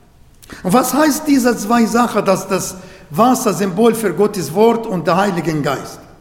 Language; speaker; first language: German; non-native, learner; Arabic